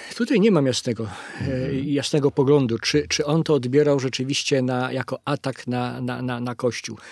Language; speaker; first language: Polish; native; Polish